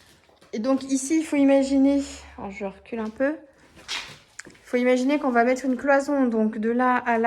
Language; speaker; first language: French; native; French